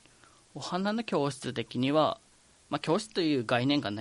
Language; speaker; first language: Japanese; native; Japanese